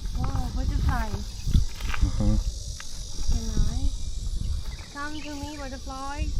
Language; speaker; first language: English; non-native, local second language; Hindi